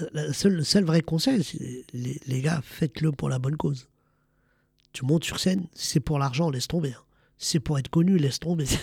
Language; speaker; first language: French; early bilingual, other home language; Arabic